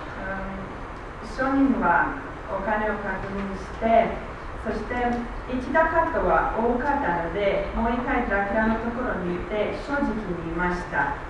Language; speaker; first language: Japanese; non-native, learner; Romanian